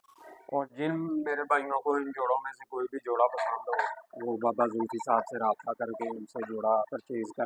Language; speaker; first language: Hindi; non-native, local second language; Punjabi